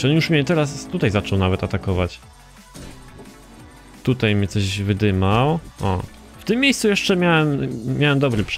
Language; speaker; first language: Polish; native; Polish